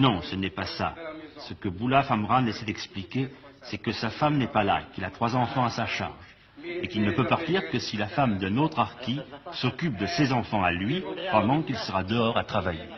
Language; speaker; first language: French; native; French